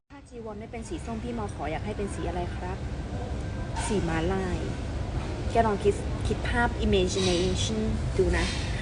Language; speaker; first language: Thai; non-native, local second language; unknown